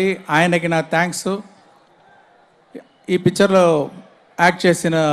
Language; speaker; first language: Telugu; non-native, local second language; Tamil